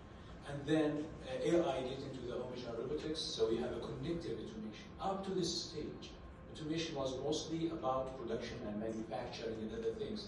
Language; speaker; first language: English; non-native, fluent; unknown